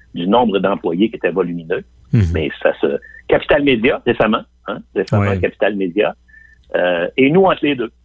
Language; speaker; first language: French; native; French